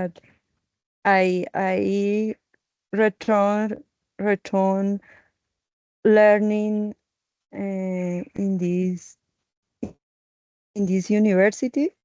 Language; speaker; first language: English; non-native, learner; Spanish